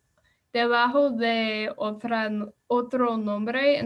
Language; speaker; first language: Spanish; non-native, learner; English